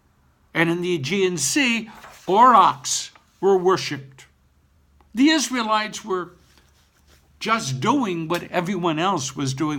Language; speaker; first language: English; native; English